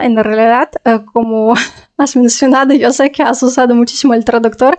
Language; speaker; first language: Spanish; non-native, fluent; Russian